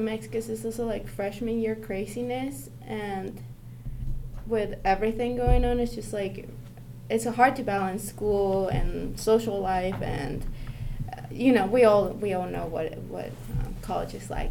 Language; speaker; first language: English; non-native, fluent; Spanish